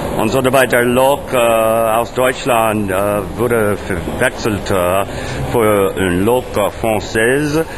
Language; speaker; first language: German; non-native, learner; English